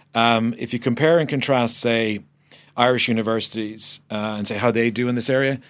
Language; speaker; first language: English; native; English